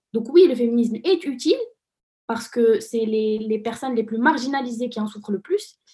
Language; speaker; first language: French; non-native, local second language; Arabic